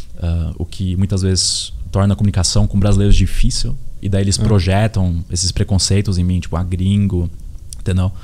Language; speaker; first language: Portuguese; early bilingual, heritage; Portuguese